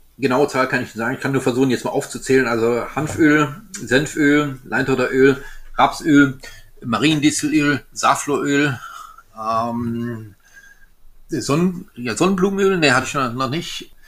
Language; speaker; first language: German; non-native, local second language; French